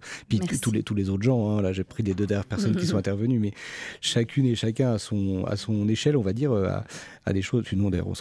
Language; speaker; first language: French; native; French